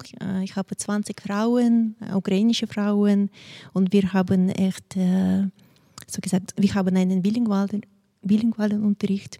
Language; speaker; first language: German; non-native, fluent; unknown